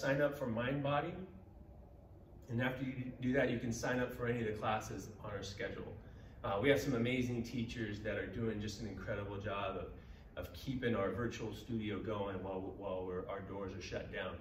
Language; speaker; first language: English; native; English